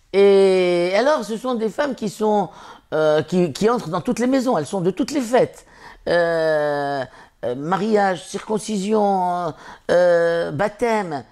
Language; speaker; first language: French; non-native, local second language; Arabic